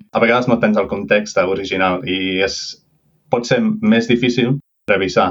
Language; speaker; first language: Catalan; non-native, fluent; English